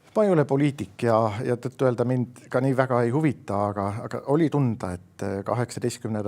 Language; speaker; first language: Estonian; native; Estonian